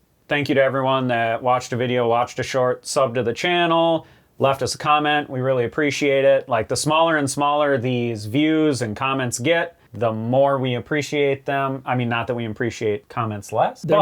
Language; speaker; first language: English; native; English